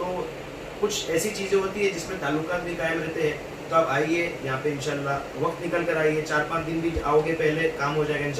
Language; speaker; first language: Hindi; native; Hindi